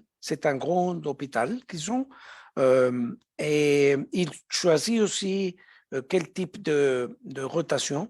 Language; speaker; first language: French; non-native, fluent; Spanish